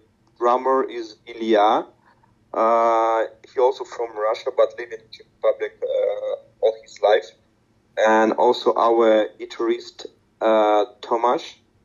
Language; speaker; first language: English; non-native, learner; Russian